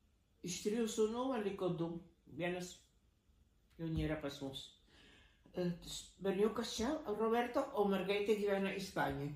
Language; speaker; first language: Lithuanian; early bilingual, heritage; Lithuanian